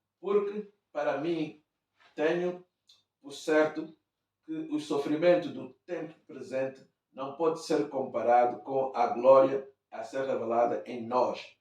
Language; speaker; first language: Portuguese; native; Portuguese